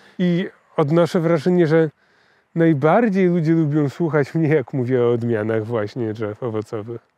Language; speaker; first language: Polish; native; Polish